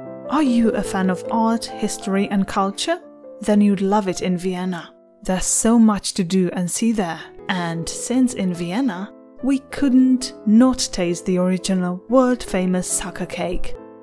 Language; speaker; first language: English; non-native, fluent; Czech